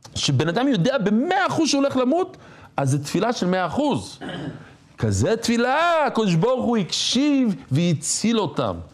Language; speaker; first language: Hebrew; non-native, fluent; English